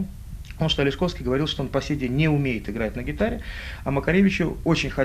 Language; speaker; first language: Russian; native; Russian